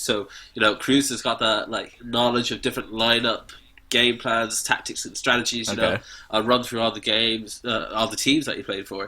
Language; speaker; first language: English; native; English